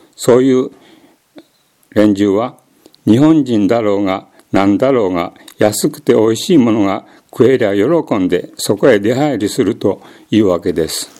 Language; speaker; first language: Japanese; native; Japanese